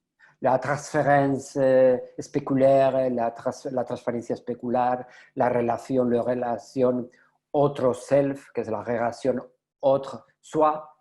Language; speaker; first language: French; non-native, learner; Spanish